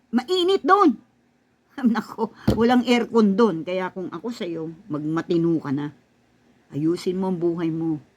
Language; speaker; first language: Filipino; native; Filipino